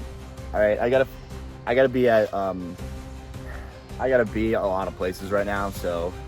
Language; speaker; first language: English; native; English